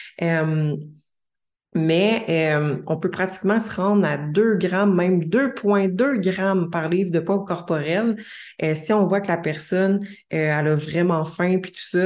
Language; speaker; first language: French; native; French